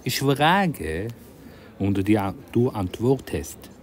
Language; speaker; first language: German; non-native, fluent; Persian